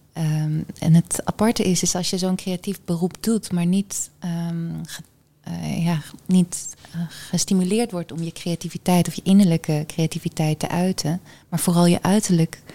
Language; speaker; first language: Dutch; early bilingual, heritage; Dutch